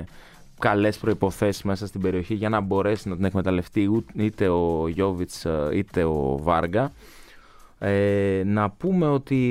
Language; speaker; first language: Greek; native; Greek